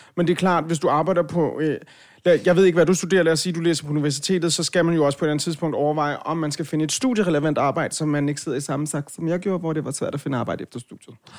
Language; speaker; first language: Danish; native; Danish